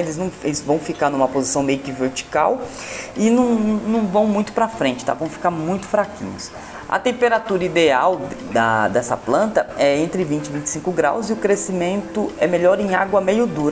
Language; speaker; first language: Portuguese; native; Portuguese